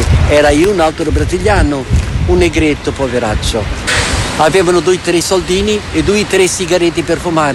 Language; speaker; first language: Italian; non-native, fluent; Portuguese